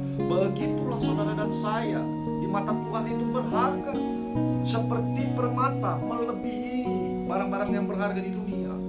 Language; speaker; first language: Indonesian; native; Indonesian